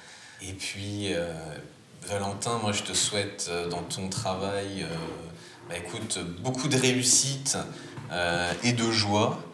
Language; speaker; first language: French; native; French